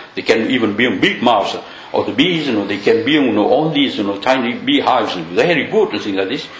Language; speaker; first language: English; non-native, fluent; Vietnamese